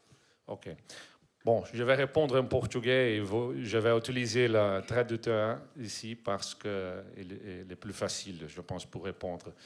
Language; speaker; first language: French; non-native, learner; Portuguese